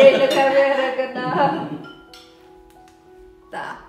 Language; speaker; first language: English; non-native, learner; Indonesian